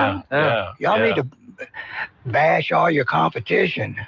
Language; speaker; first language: English; native; English